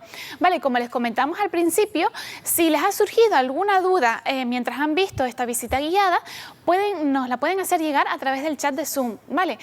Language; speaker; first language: Spanish; native; Spanish